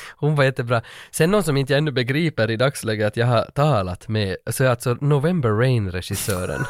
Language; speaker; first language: Swedish; native; Swedish